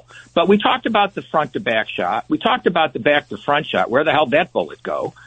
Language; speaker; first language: English; native; English